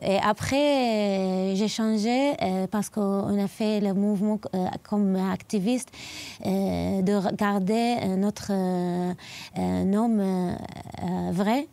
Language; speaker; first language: French; non-native, learner; Arabic